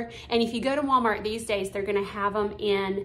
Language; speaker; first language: English; native; English